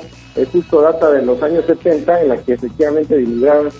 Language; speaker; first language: Spanish; native; Spanish